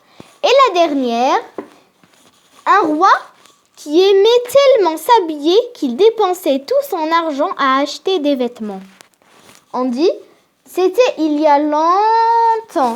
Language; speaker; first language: French; non-native, local second language; Arabic